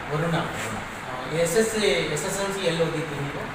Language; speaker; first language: Kannada; non-native, local second language; Urdu